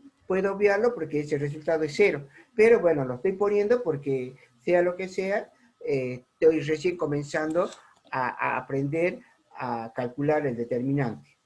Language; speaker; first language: Spanish; native; Spanish